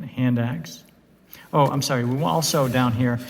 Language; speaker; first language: English; native; English